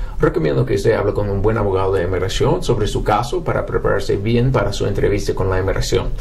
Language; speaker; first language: Spanish; non-native, fluent; English